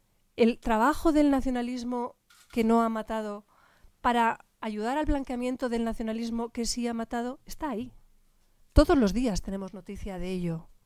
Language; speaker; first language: Spanish; native; Spanish